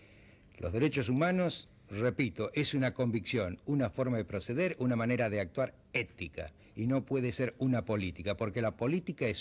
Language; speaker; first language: Spanish; native; Spanish